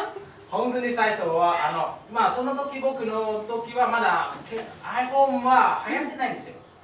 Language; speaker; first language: Japanese; non-native, fluent; Vietnamese